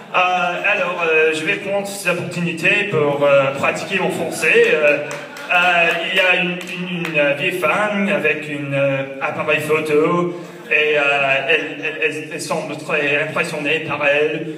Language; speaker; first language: French; non-native, learner; English